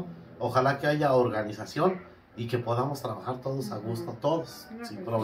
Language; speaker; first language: Spanish; native; Spanish